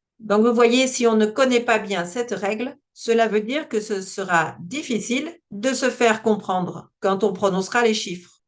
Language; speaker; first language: French; native; French